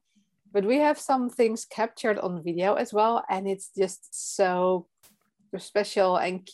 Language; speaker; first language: English; non-native, fluent; Dutch